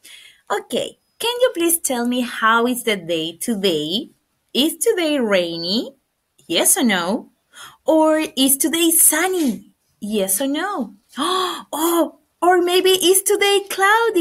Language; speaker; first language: English; non-native, fluent; Spanish